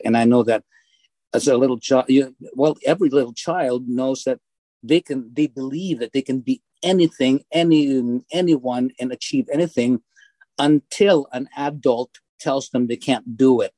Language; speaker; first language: English; non-native, local second language; Filipino